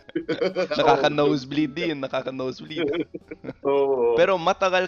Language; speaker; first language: Filipino; non-native, fluent; English